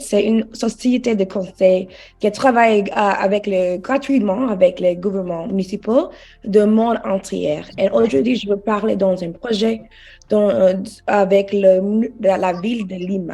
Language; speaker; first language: French; non-native, learner; English